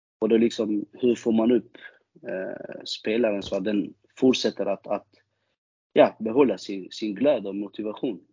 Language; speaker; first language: Swedish; early bilingual, other home language; Albanian